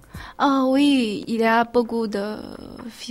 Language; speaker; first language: French; non-native, learner; Chinese